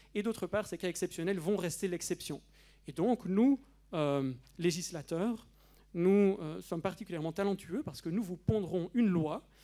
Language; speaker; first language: French; native; French